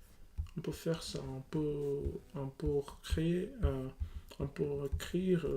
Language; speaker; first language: French; non-native, learner; English